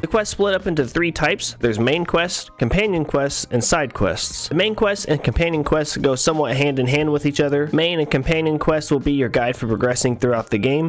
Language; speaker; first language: English; native; English